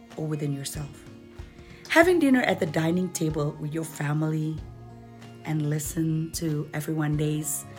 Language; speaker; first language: English; non-native, fluent; Indonesian